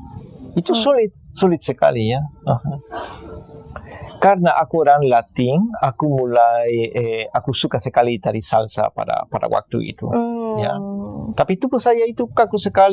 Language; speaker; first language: Indonesian; non-native, fluent; Spanish